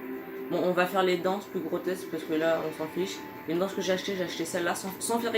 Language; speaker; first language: French; native; French